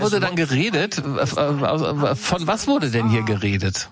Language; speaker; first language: German; native; German